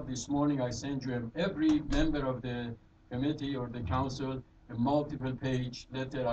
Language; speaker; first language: English; non-native, fluent; Persian